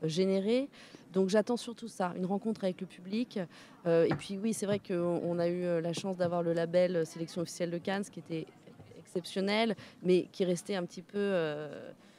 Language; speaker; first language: French; native; French